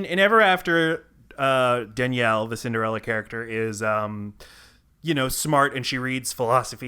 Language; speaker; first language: English; native; English